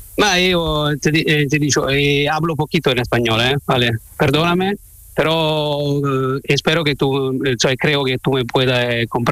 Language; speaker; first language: Spanish; non-native, learner; Italian